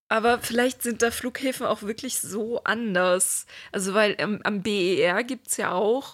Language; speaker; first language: German; native; German